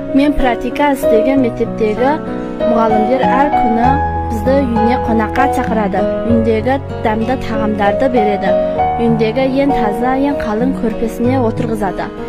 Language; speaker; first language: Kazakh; non-native, learner; Chinese